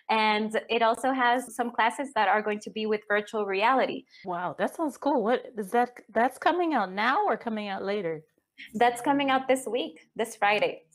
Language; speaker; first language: English; non-native, fluent; Spanish